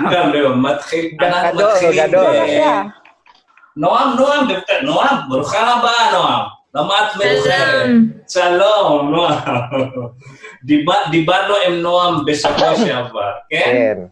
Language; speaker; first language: Hebrew; non-native, fluent; Indonesian